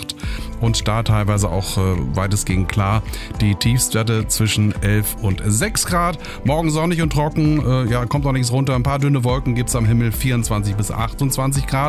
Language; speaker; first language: German; native; German